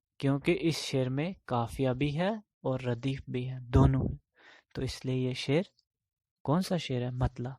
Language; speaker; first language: Urdu; non-native, local second language; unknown